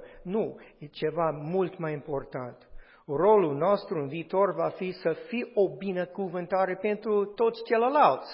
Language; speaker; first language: Romanian; non-native, fluent; English